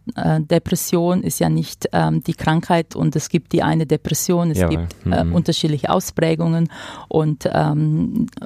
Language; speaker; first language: German; non-native, fluent; Croatian